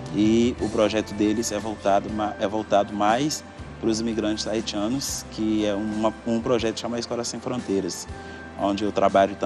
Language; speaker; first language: Portuguese; non-native, fluent; Haitian Creole